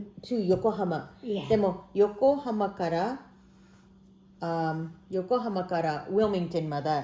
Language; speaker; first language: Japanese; early bilingual, heritage; Japanese